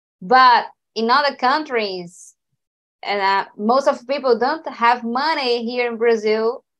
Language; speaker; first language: English; non-native, learner; Portuguese